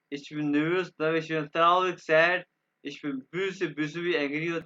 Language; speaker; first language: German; non-native, fluent; Urdu